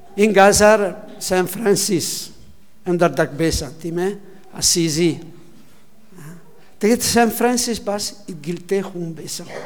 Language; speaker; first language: Mongolian; non-native, learner; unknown